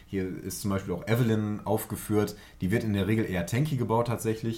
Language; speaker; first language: German; native; German